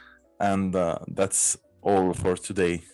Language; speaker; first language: English; non-native, fluent; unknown